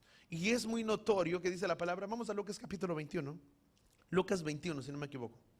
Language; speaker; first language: Spanish; native; Spanish